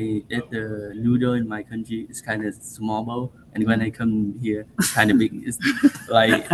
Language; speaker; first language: English; non-native, learner; Vietnamese